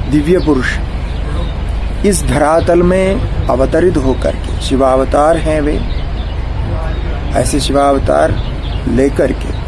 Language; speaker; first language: Hindi; non-native, local second language; Malayalam